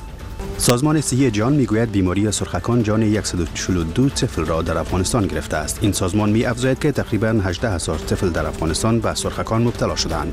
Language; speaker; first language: Persian; native; Persian